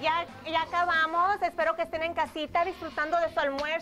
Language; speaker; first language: Spanish; native; Spanish